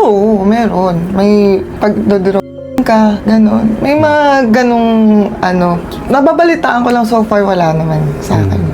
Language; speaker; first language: Filipino; non-native, local second language; Cebuano